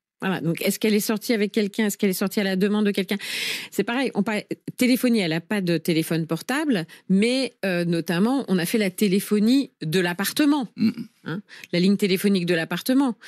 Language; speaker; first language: French; native; French